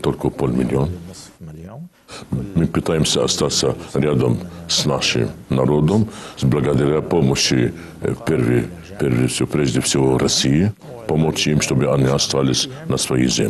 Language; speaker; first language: Russian; non-native, fluent; Arabic